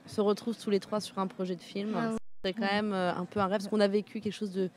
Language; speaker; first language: French; native; French